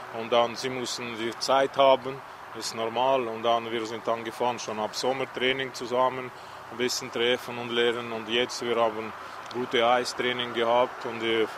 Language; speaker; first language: German; non-native, learner; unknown